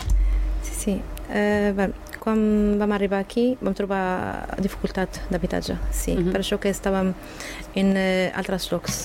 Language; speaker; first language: Catalan; non-native, fluent; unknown